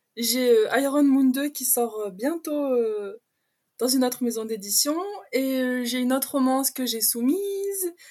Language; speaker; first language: French; native; French